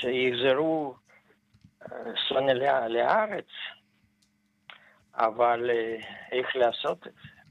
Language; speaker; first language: Hebrew; non-native, fluent; Russian